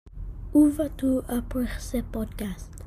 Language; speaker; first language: French; non-native, learner; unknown